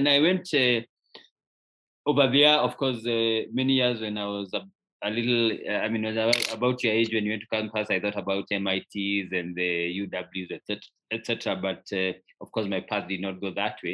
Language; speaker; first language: English; non-native, local second language; Kikuyu